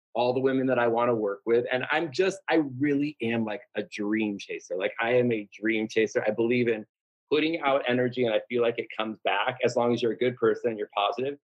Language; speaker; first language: English; native; English